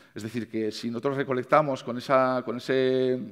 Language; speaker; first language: Spanish; native; Spanish